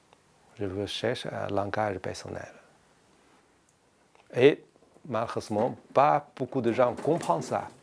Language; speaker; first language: French; non-native, learner; Chinese